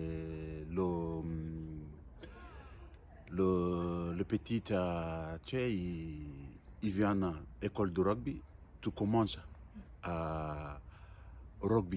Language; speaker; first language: French; non-native, learner; Fijian